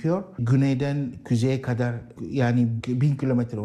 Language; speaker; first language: Turkish; non-native, learner; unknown